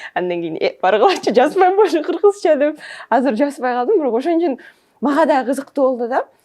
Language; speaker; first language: Kyrgyz; non-native, local second language; Russian